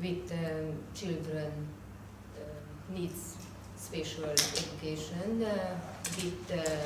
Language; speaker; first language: English; non-native, learner; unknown